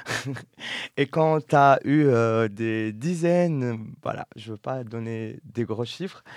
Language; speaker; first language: French; non-native, local second language; Arabic